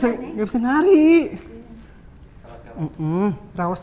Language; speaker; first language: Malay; non-native, local second language; Sundanese